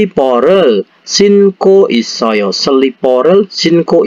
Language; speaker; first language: Korean; non-native, fluent; Indonesian